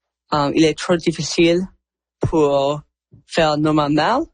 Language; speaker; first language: French; non-native, learner; English